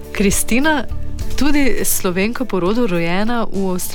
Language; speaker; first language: Slovenian; native; Slovenian